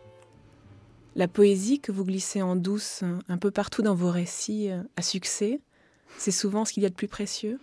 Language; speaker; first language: French; native; French